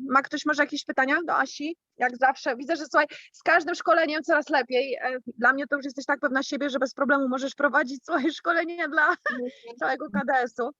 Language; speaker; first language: Polish; native; Polish